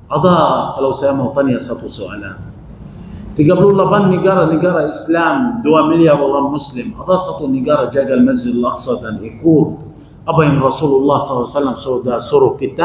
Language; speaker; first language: Indonesian; non-native, fluent; Arabic